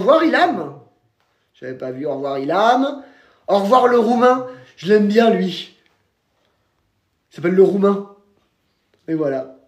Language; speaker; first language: French; native; French